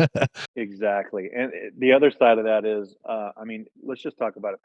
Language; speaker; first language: English; native; English